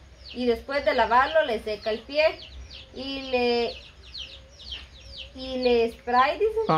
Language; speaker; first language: Spanish; native; Spanish